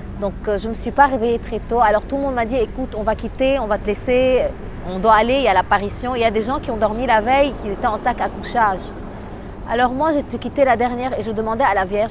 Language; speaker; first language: French; non-native, local second language; Arabic